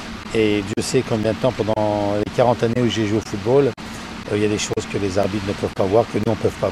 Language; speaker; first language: French; native; French